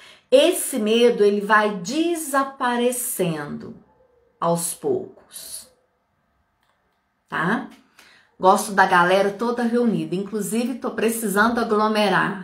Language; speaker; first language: Portuguese; native; Portuguese